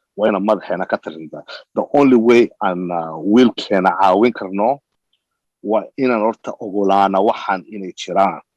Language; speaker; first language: Somali; early bilingual, heritage; Somali